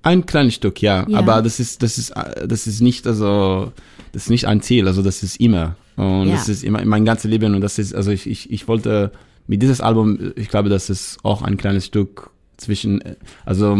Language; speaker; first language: German; non-native, learner; Hebrew